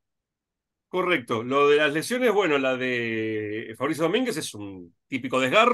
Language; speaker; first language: Spanish; native; Spanish